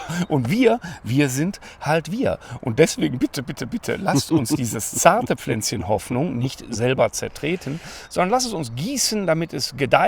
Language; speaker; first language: German; native; German